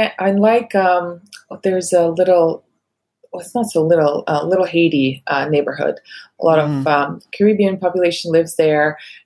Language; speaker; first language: English; non-native, fluent; Russian